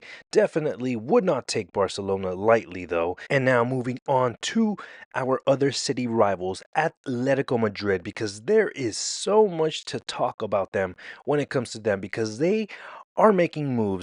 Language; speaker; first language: English; native; English